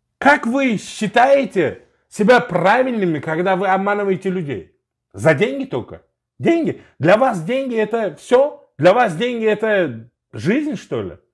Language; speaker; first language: Russian; non-native, local second language; Uzbek